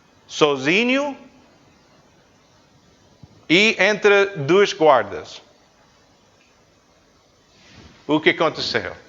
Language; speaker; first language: Portuguese; non-native, fluent; English